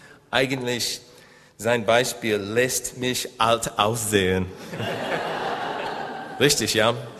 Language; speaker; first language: German; non-native, learner; English